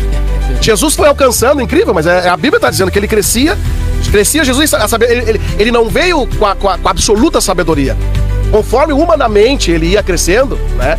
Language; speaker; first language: Portuguese; native; Portuguese